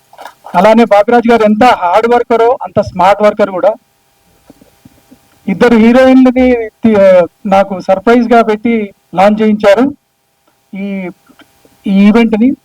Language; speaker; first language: Telugu; native; Telugu